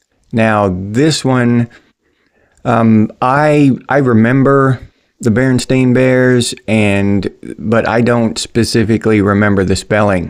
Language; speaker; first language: English; native; English